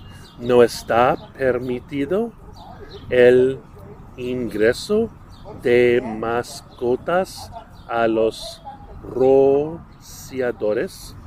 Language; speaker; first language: Spanish; non-native, learner; English